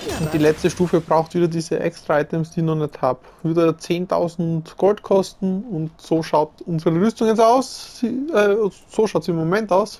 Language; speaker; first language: German; native; German